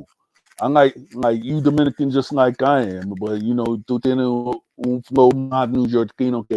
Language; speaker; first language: Spanish; early bilingual, heritage; English